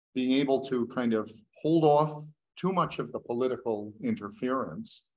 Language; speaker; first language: English; native; English